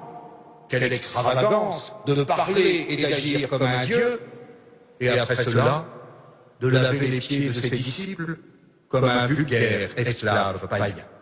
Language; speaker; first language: French; native; French